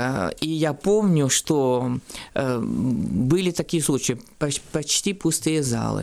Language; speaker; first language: Russian; non-native, fluent; French